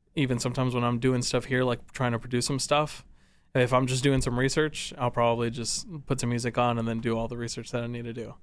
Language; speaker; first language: English; native; English